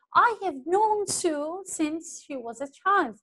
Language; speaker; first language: English; non-native, fluent; Turkish